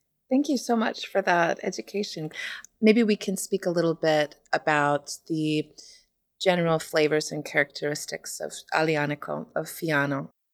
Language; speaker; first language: English; native; English